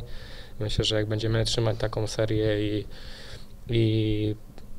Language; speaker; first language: Polish; native; Polish